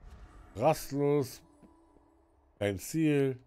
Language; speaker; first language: German; native; German